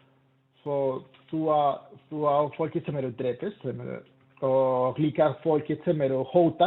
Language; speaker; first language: Icelandic; non-native, learner; Spanish